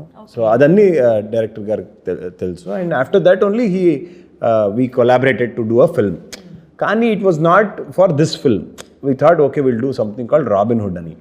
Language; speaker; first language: Telugu; non-native, learner; Kannada